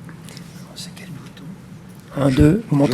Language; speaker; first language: French; native; French